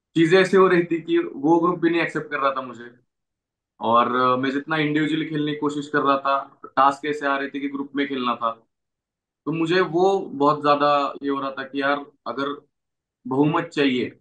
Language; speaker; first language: Hindi; non-native, local second language; Marathi